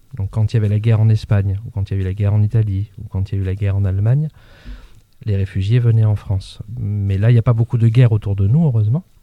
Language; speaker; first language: French; native; French